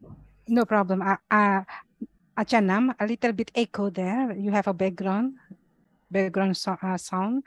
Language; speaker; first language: English; non-native, learner; Indonesian